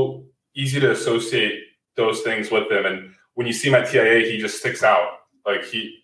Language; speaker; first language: English; native; English